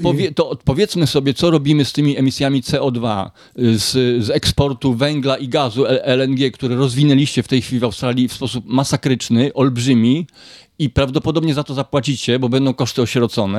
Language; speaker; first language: Polish; native; Polish